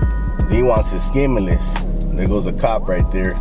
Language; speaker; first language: English; native; English